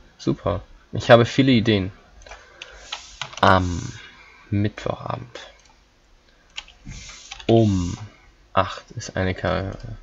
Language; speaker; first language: German; non-native, fluent; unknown